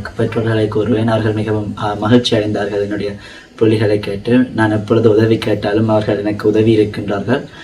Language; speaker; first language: Tamil; early bilingual, heritage; Tamil